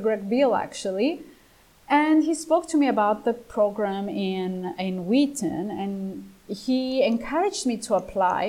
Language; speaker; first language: English; non-native, fluent; Greek